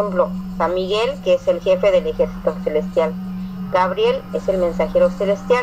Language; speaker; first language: Spanish; native; Spanish